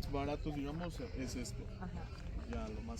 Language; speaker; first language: Spanish; native; Spanish